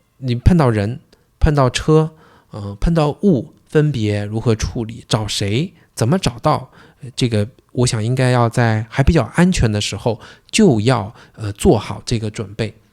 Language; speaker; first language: Chinese; native; Chinese